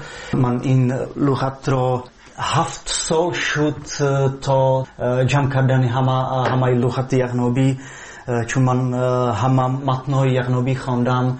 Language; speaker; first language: Persian; non-native, fluent; Czech